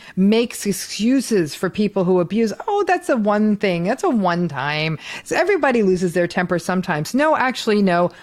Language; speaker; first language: English; early bilingual, other home language; Hindi